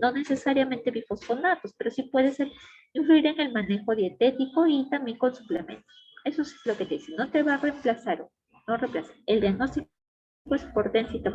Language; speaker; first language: Spanish; native; Spanish